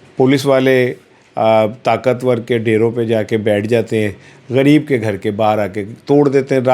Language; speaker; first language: Urdu; non-native, local second language; Punjabi